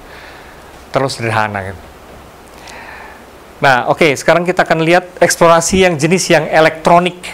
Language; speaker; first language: Indonesian; native; Indonesian